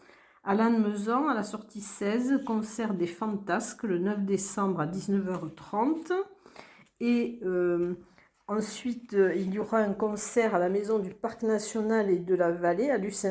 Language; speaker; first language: French; native; French